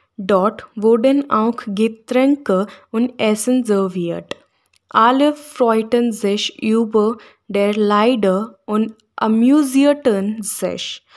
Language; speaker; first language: German; non-native, learner; Hindi